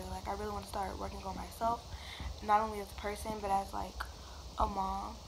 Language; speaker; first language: English; native; English